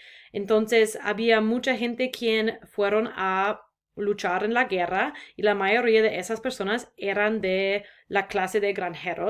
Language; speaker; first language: Spanish; non-native, fluent; English